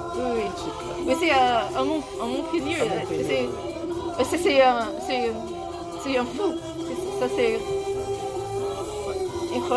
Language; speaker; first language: French; non-native, learner; English